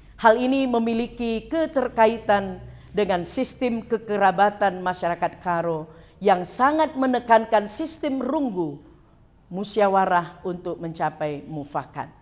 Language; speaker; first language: Indonesian; non-native, local second language; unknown